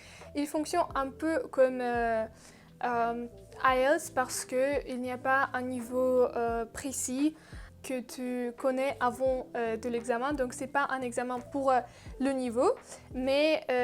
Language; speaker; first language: French; non-native, fluent; Russian